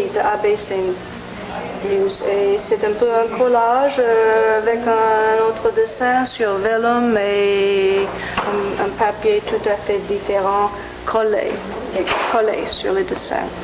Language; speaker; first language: French; non-native, fluent; English